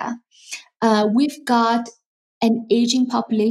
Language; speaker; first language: English; non-native, fluent; French